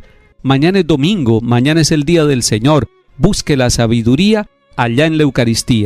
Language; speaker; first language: Spanish; native; Spanish